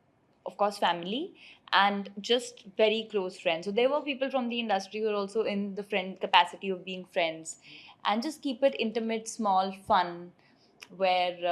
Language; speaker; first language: English; non-native, local second language; Hindi